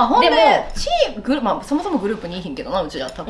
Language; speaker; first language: Japanese; native; Japanese